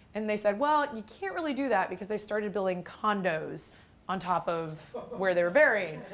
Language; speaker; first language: English; native; English